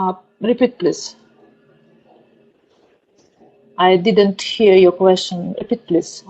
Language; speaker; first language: English; non-native, learner; Russian